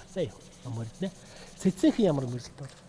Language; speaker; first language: Mongolian; native; Mongolian